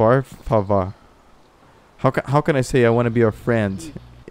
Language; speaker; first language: English; non-native, fluent; Portuguese